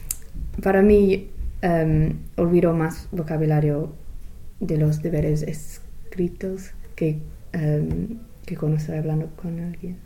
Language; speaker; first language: Spanish; non-native, fluent; English